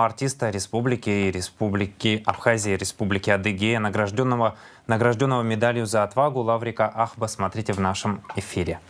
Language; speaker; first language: Russian; native; Russian